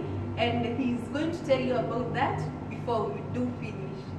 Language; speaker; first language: English; non-native, local second language; Swahili